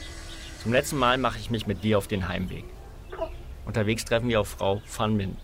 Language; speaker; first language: German; native; German